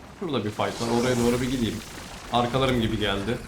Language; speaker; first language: Turkish; native; Turkish